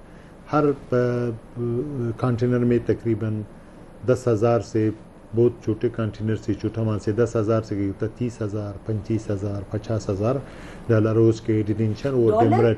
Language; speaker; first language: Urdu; non-native, learner; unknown